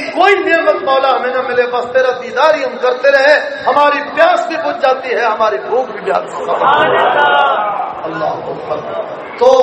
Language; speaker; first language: Urdu; non-native, local second language; Punjabi